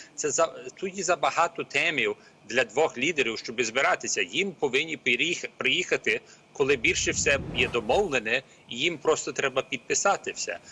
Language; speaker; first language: Ukrainian; early bilingual, heritage; Ukrainian